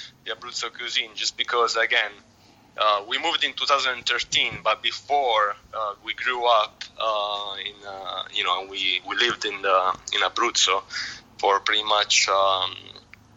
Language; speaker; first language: English; non-native, fluent; Italian